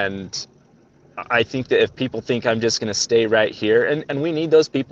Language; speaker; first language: English; native; English